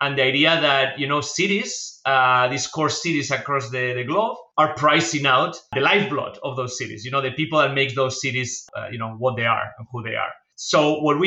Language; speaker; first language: English; non-native, fluent; Spanish